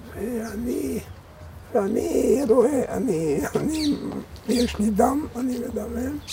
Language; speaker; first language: Hebrew; non-native, fluent; Polish